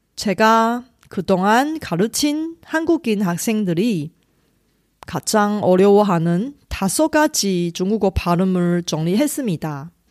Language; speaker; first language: Korean; non-native, fluent; Chinese